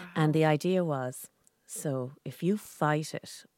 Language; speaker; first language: English; non-native, local second language; Irish